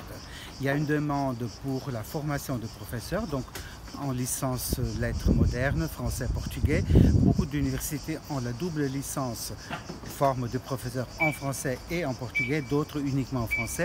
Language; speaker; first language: French; non-native, fluent; Portuguese